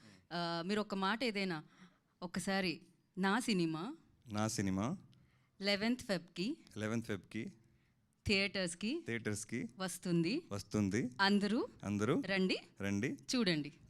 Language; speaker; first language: Telugu; native; Telugu